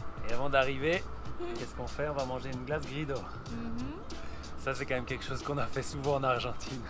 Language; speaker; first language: French; native; French